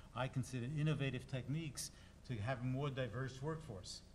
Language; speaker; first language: English; native; English